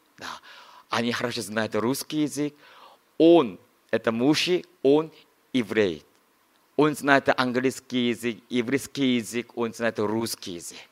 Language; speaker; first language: Russian; non-native, learner; Korean